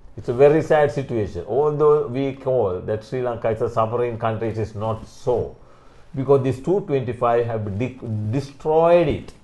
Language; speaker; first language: English; non-native, local second language; Sinhala